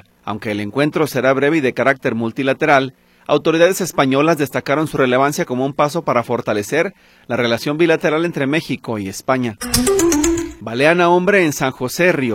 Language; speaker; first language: Spanish; native; Spanish